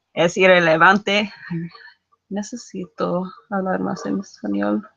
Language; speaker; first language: Spanish; non-native, learner; English